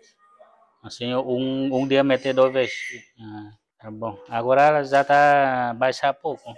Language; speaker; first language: Portuguese; non-native, learner; Vietnamese